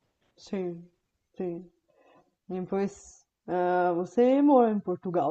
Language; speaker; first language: Portuguese; non-native, fluent; Bulgarian